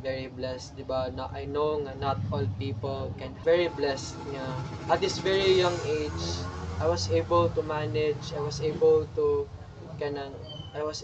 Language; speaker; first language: English; non-native, local second language; Cebuano